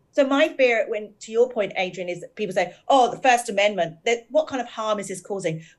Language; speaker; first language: English; native; English